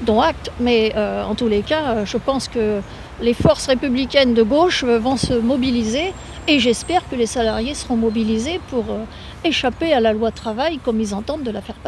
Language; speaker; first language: French; native; French